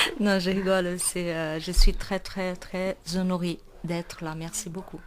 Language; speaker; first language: French; non-native, fluent; Portuguese